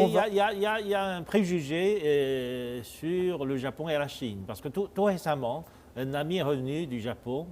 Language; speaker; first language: French; non-native, fluent; Chinese